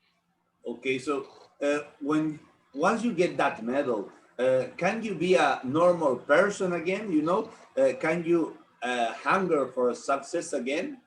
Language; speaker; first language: English; non-native, learner; Spanish